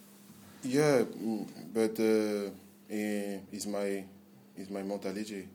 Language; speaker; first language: English; non-native, learner; French